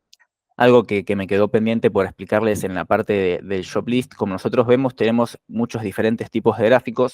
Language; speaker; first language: Spanish; native; Spanish